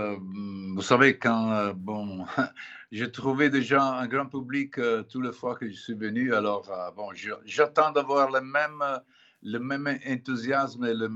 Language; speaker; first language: French; non-native, fluent; Italian